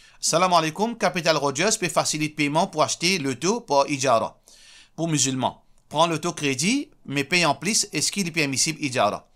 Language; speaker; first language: French; non-native, local second language; Morisyen